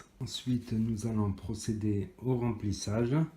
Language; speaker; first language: French; native; French